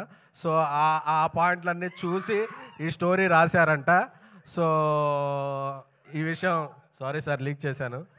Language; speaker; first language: Telugu; native; Telugu